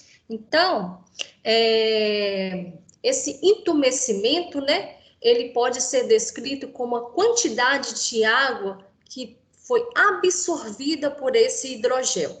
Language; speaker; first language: Portuguese; native; Portuguese